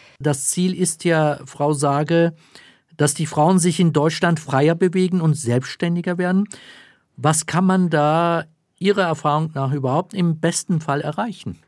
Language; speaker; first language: German; non-native, fluent; Turkish